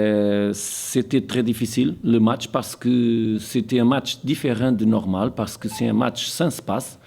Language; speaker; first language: French; non-native, fluent; Portuguese